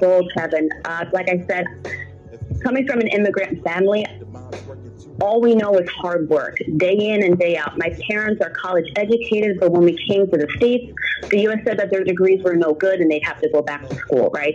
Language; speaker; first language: English; early bilingual, other home language; German